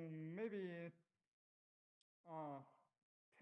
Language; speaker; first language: English; non-native, learner; Japanese